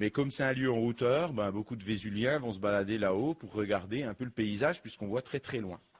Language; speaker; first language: French; native; French